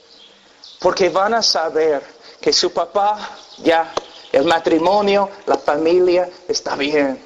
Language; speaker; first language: Spanish; non-native, fluent; English